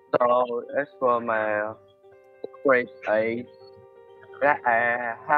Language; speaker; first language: English; non-native, learner; Vietnamese